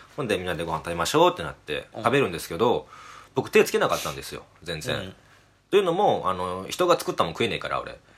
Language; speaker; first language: Japanese; native; Japanese